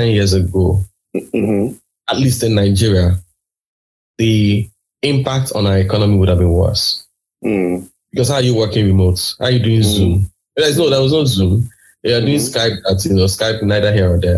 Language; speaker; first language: English; non-native, local second language; Igbo